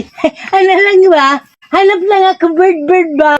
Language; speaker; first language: Filipino; non-native, local second language; Cebuano